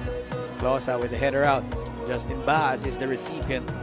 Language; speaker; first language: English; non-native, local second language; Filipino